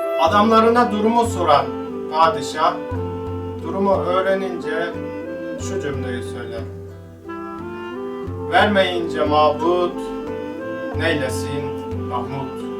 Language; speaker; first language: Turkish; native; Turkish